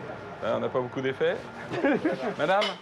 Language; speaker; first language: French; native; French